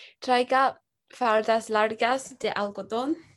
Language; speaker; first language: Spanish; non-native, learner; English